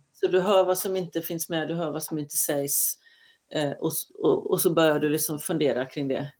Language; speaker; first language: Swedish; native; Swedish